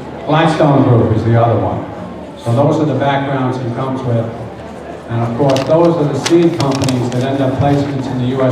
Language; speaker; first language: English; native; English